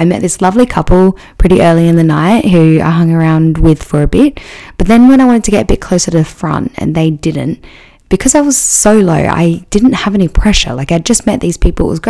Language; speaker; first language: English; native; English